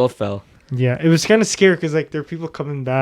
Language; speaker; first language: English; native; English